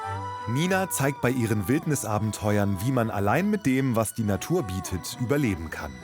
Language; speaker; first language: German; native; German